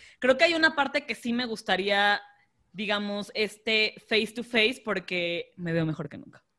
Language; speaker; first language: Spanish; native; Spanish